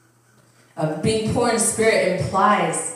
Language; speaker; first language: English; native; English